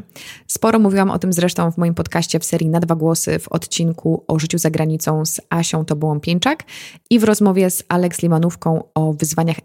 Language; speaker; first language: Polish; native; Polish